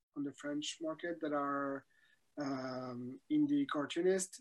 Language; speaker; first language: English; non-native, fluent; French